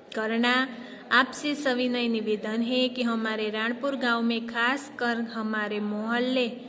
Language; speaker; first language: Hindi; non-native, local second language; Gujarati